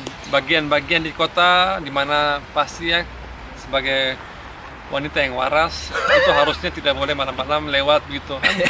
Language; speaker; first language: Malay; early bilingual, other home language; German